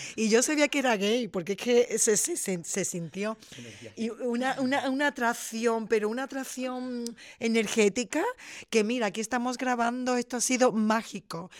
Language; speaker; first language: Spanish; native; Spanish